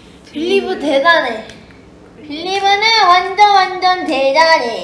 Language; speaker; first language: Korean; native; Korean